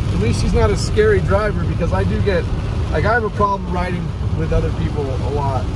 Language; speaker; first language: English; native; English